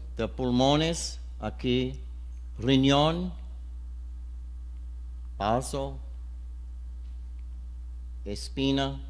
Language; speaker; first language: Spanish; non-native, learner; English